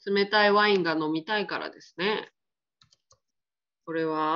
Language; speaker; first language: Japanese; non-native, fluent; Vietnamese